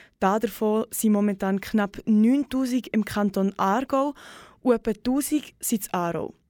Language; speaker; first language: German; native; German